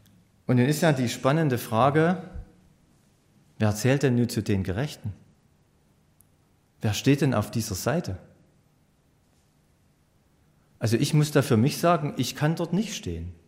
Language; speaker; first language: German; native; German